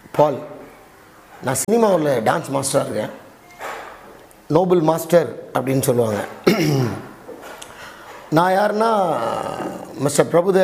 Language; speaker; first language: Tamil; native; Tamil